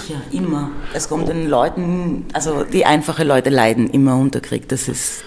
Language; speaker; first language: German; non-native, fluent; Greek